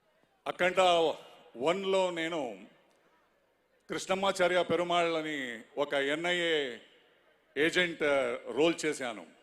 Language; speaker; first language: Telugu; non-native, learner; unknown